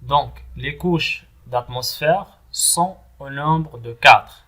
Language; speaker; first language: French; non-native, local second language; Arabic